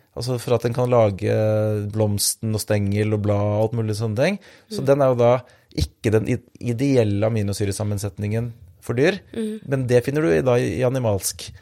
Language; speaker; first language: Norwegian; native; Norwegian